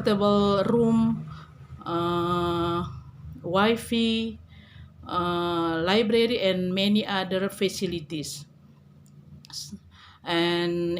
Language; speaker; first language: English; non-native, learner; Indonesian